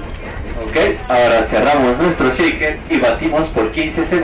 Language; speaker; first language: Spanish; native; Spanish